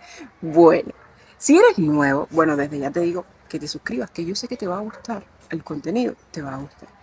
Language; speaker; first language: Spanish; native; Spanish